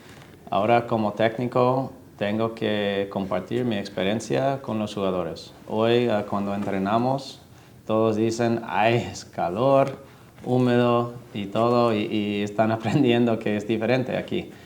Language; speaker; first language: Spanish; non-native, fluent; English